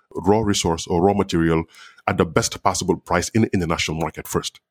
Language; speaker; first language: English; non-native, fluent; Wolof